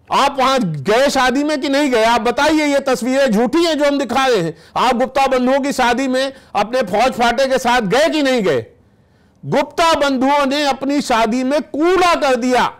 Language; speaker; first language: Hindi; native; Hindi